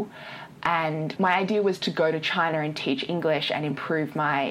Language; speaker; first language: English; native; English